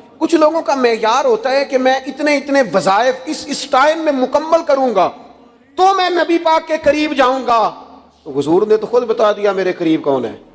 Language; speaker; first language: Urdu; non-native, local second language; Punjabi